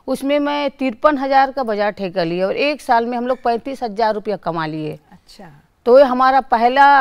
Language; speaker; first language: Hindi; native; Hindi